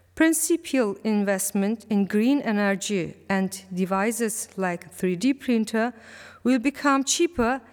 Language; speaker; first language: English; non-native, learner; Turkish